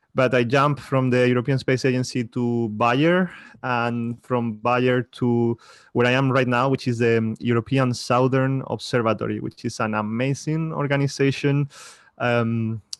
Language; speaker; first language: English; non-native, fluent; Spanish